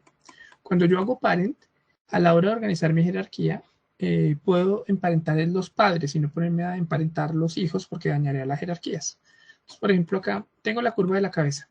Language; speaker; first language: Spanish; native; Spanish